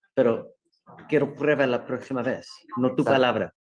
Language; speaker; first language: Spanish; non-native, learner; English